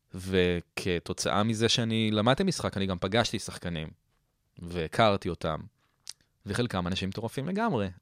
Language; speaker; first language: Hebrew; native; Hebrew